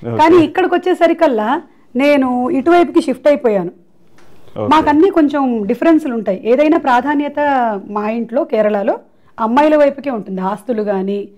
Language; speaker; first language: Telugu; non-native, local second language; Malayalam